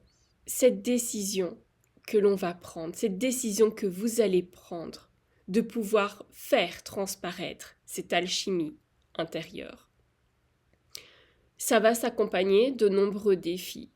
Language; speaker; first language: French; native; French